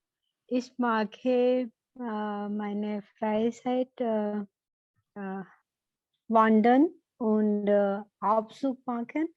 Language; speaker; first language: German; non-native, learner; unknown